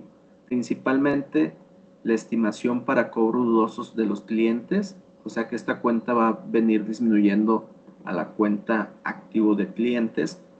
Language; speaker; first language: Spanish; native; Spanish